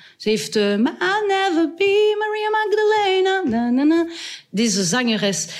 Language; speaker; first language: Dutch; non-native, local second language; French